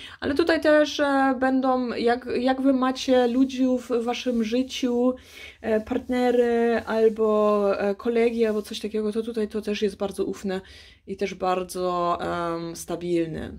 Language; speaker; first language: Polish; early bilingual, heritage; Polish